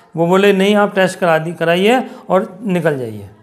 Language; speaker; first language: Hindi; native; Hindi